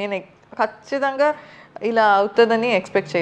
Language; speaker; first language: Telugu; non-native, fluent; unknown